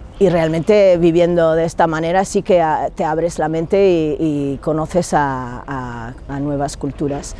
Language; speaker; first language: Spanish; non-native, fluent; English